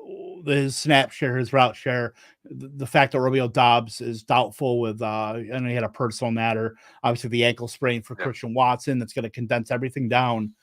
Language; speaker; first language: English; native; English